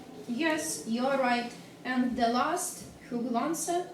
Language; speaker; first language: English; non-native, fluent; Russian